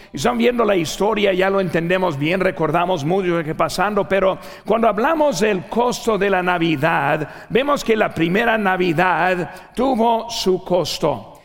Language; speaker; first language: Spanish; non-native, fluent; English